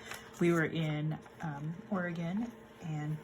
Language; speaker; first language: English; native; English